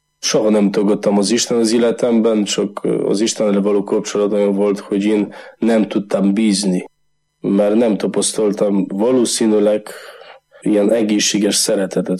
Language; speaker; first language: Hungarian; non-native, learner; Polish